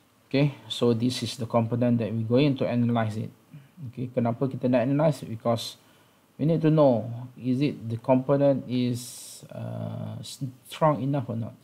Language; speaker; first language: English; non-native, local second language; Malay